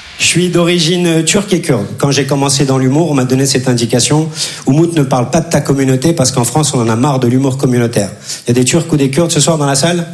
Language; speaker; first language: French; early bilingual, other home language; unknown